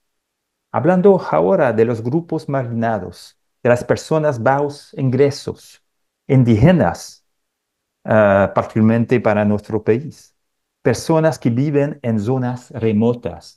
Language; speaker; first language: Spanish; non-native, fluent; French